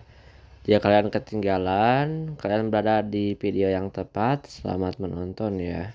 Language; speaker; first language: Indonesian; native; Indonesian